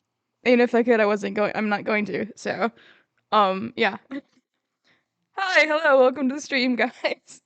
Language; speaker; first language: English; native; English